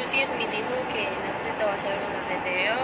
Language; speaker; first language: Spanish; non-native, learner; English